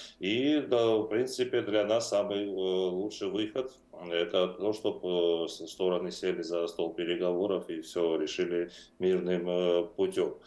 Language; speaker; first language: Russian; non-native, fluent; Georgian